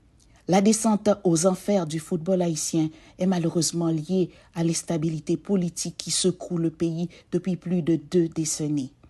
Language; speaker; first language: French; non-native, local second language; Haitian Creole